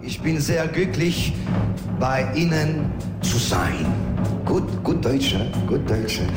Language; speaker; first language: German; non-native, learner; French